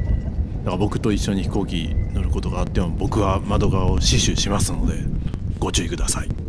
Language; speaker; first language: Japanese; native; Japanese